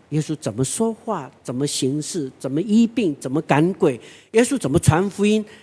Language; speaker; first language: Chinese; non-native, local second language; Hakka Chinese